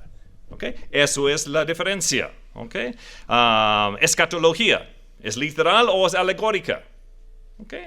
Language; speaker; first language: Spanish; non-native, fluent; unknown